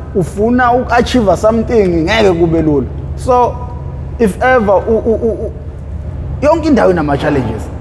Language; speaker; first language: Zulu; native; Zulu